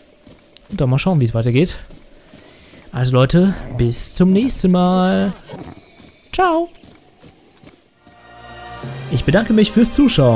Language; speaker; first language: German; native; German